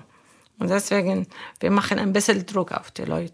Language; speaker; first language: German; non-native, learner; Arabic